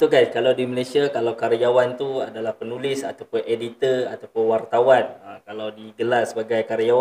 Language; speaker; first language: Malay; native; Malay